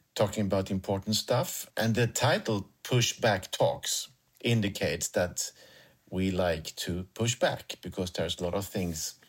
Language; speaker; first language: English; non-native, fluent; Swedish